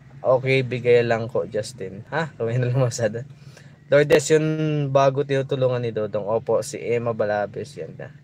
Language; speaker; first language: Filipino; native; Filipino